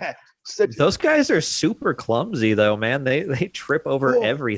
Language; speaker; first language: English; native; English